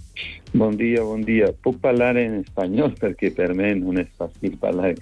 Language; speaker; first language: Catalan; non-native, learner; Spanish